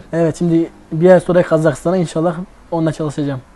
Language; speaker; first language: Turkish; early bilingual, other home language; Russian